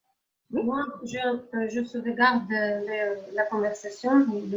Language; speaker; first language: French; non-native, fluent; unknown